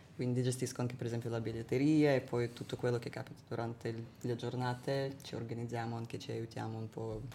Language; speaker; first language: Italian; non-native, fluent; Russian